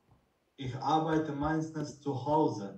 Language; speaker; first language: German; non-native, learner; Bosnian